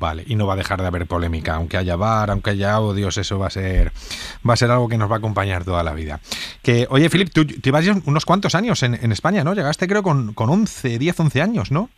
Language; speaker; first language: Spanish; native; Spanish